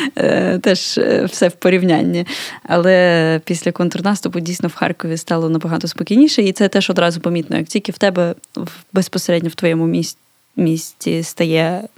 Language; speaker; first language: Ukrainian; native; Ukrainian